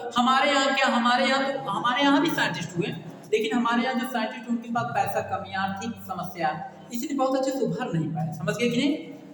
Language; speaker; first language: Hindi; native; Hindi